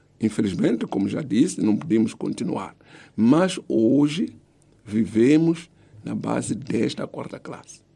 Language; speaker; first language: Portuguese; non-native, local second language; Tsonga